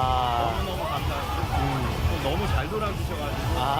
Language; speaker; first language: Korean; native; Korean